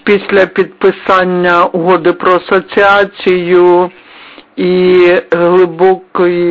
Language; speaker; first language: Ukrainian; non-native, fluent; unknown